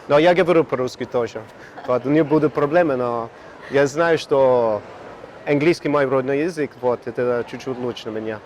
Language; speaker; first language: Russian; non-native, learner; English